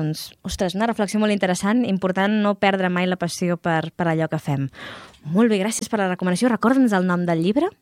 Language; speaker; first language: Catalan; native; Catalan